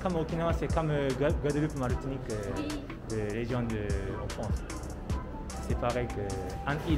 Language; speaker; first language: French; non-native, learner; Japanese